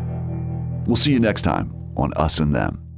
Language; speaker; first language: English; native; English